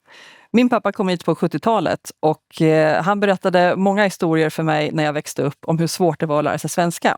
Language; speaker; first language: Swedish; native; Swedish